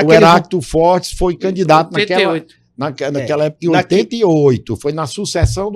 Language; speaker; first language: Portuguese; native; Portuguese